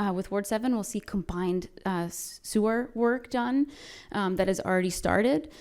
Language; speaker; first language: English; native; English